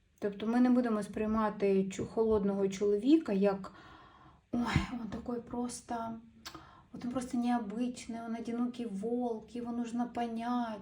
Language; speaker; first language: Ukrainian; non-native, local second language; Russian